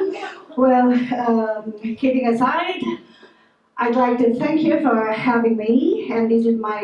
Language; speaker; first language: English; non-native, local second language; Filipino